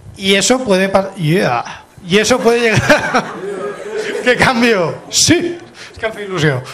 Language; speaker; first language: Spanish; non-native, local second language; Catalan